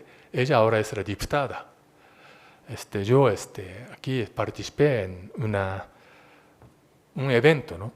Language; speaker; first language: Spanish; non-native, fluent; Japanese